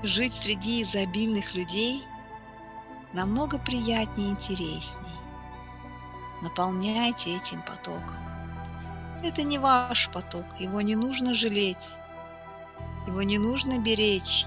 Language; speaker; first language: Russian; native; Russian